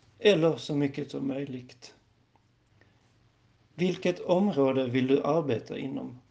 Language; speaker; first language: Swedish; non-native, learner; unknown